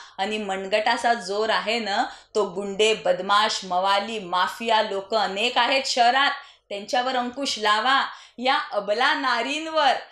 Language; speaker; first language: Marathi; native; Marathi